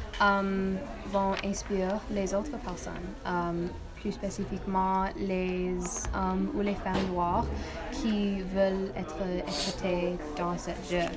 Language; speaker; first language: French; non-native, learner; English